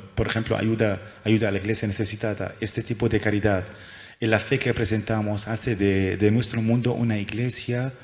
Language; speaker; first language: Spanish; non-native, fluent; Arabic